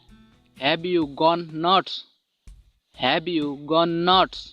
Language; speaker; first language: English; non-native, local second language; Odia